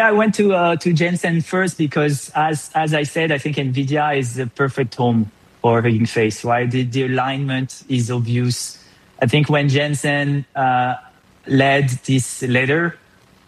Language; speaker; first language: English; non-native, fluent; French